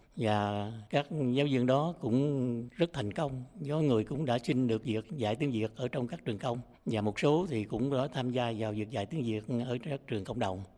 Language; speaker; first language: Vietnamese; native; Vietnamese